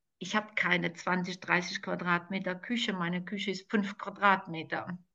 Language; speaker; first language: German; non-native, fluent; Serbian